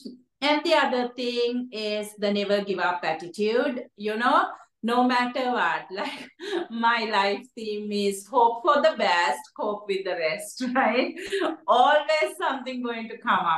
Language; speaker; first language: English; non-native, local second language; Sinhala